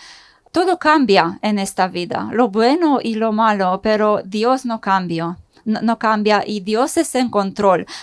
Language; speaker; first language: Spanish; non-native, fluent; Romanian